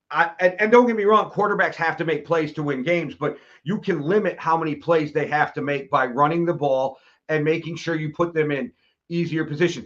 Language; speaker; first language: English; native; English